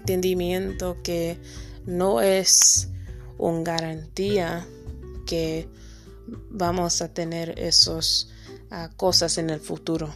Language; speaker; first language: Spanish; non-native, learner; English